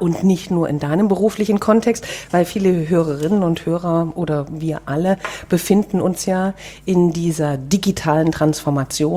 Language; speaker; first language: German; native; German